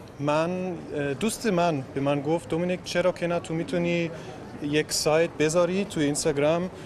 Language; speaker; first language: Persian; non-native, learner; German